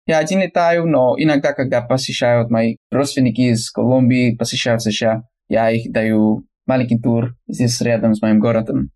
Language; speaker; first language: Russian; non-native, fluent; English